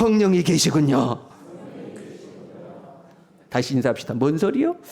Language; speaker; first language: Korean; native; Korean